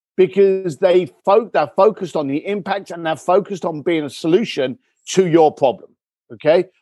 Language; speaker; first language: English; native; English